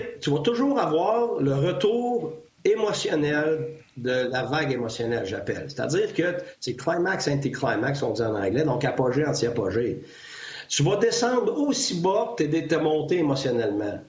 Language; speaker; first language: French; native; French